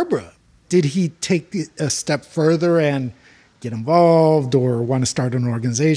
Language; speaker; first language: English; native; English